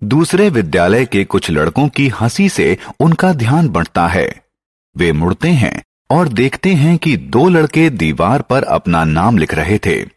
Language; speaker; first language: Hindi; non-native, local second language; Marathi